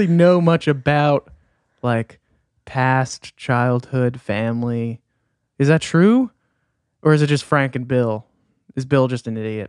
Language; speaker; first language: English; native; English